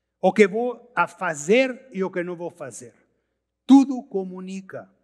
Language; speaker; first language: Portuguese; non-native, learner; Spanish